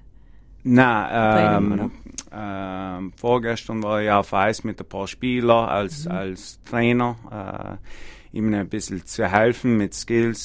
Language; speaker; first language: German; non-native, learner; English